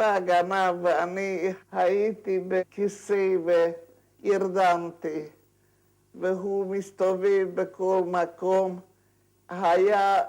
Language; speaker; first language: Hebrew; non-native, fluent; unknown